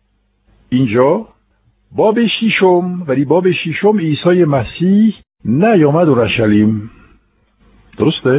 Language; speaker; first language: Persian; non-native, fluent; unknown